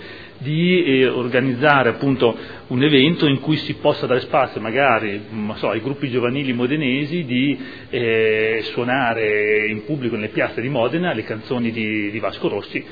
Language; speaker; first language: Italian; native; Italian